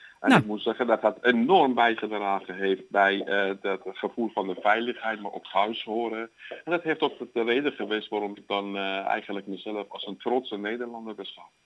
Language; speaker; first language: Dutch; non-native, fluent; Persian